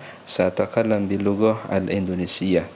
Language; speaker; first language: Arabic; non-native, fluent; Indonesian